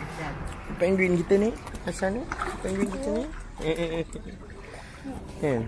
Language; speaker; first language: Malay; native; Malay